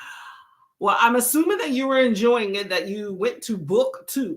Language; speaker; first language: English; native; English